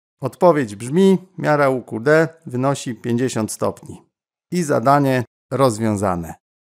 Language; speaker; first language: Polish; native; Polish